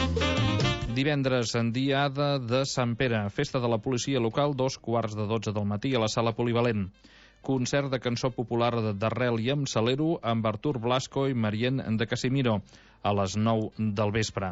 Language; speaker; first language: Catalan; native; Catalan